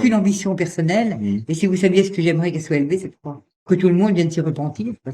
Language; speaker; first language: French; native; French